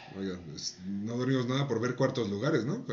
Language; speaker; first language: Spanish; native; Spanish